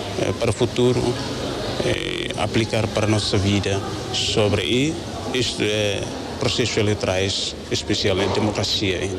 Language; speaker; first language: Portuguese; non-native, learner; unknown